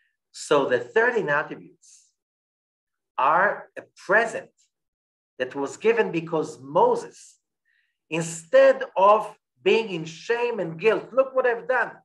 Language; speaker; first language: English; non-native, fluent; Hebrew